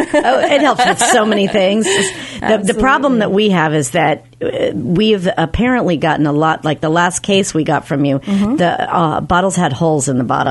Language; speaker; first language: English; native; English